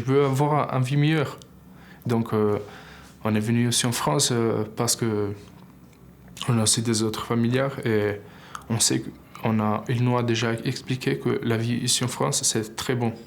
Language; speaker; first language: French; non-native, learner; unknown